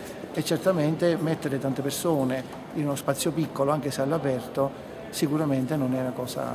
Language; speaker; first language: Italian; native; Italian